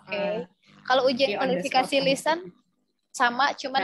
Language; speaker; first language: Indonesian; native; Indonesian